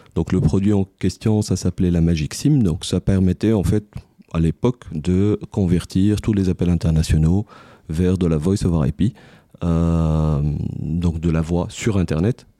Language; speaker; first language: French; non-native, local second language; Arabic